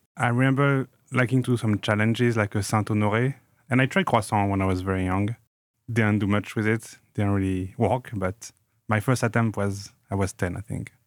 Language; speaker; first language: English; non-native, fluent; French